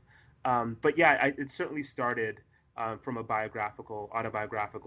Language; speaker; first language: English; native; English